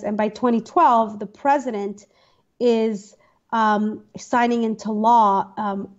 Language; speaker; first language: English; native; English